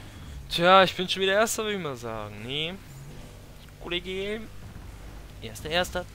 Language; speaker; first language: German; native; German